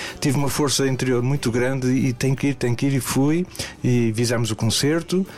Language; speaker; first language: Portuguese; native; Portuguese